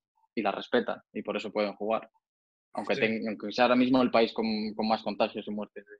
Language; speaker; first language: Spanish; native; Spanish